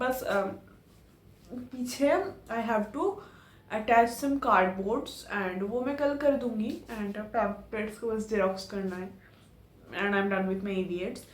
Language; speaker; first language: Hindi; non-native, local second language; Bangla